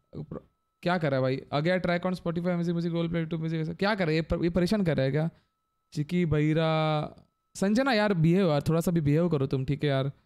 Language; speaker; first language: Hindi; non-native, local second language; Marathi